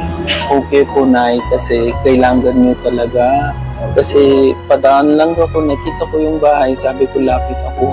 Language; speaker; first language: Filipino; non-native, learner; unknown